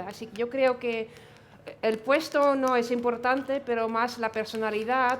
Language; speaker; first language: Spanish; non-native, fluent; Dutch